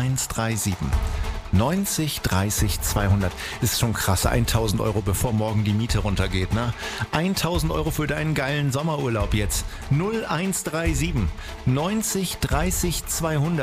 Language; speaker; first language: German; native; German